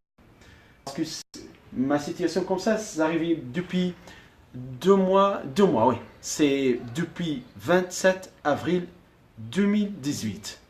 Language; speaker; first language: French; non-native, learner; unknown